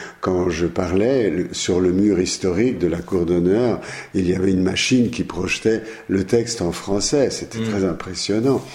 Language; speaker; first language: French; non-native, fluent; Italian